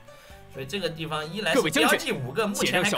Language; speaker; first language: Chinese; native; Chinese